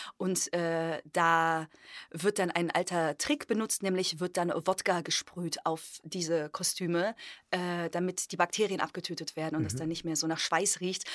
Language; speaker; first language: German; early bilingual, other home language; Polish